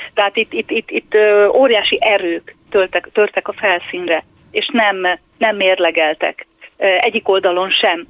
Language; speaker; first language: Hungarian; native; Hungarian